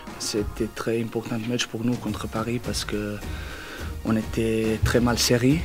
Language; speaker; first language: French; non-native, learner; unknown